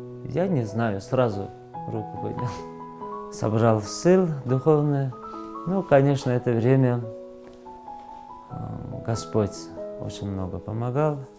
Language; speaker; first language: Russian; non-native, fluent; Georgian